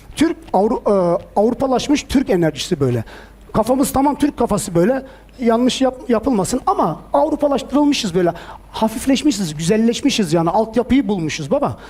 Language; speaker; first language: Turkish; early bilingual, heritage; Turkish